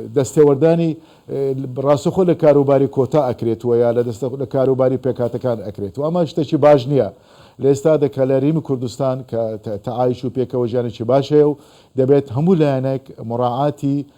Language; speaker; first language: Central Kurdish; non-native, local second language; Azerbaijani